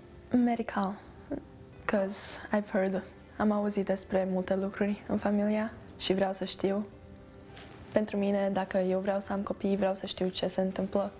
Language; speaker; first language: Romanian; early bilingual, heritage; Romanian